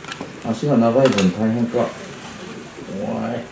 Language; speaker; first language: Japanese; native; Japanese